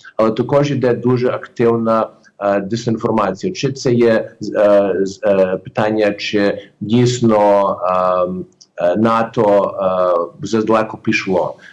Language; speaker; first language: Ukrainian; early bilingual, heritage; Ukrainian